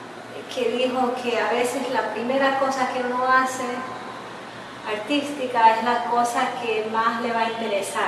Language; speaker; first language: Spanish; early bilingual, heritage; English